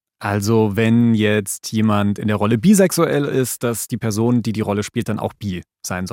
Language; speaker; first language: German; native; German